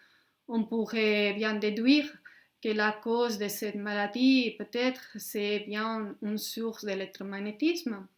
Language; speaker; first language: French; non-native, fluent; Spanish